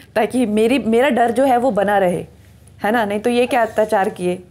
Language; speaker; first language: Hindi; native; Hindi